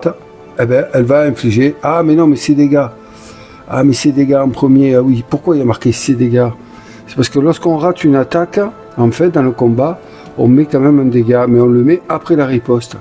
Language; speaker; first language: French; native; French